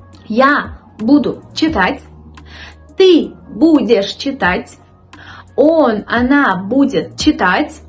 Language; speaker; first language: Russian; non-native, local second language; Uzbek